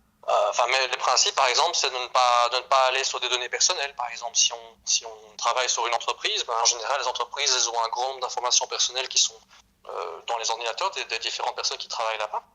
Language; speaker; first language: French; native; French